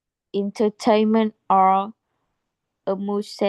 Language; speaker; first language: English; non-native, learner; Vietnamese